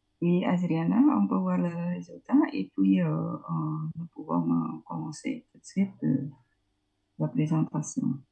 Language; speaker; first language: French; non-native, fluent; Indonesian